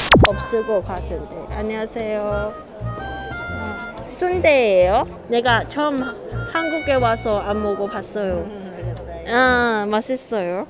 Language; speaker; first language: Korean; non-native, learner; Cantonese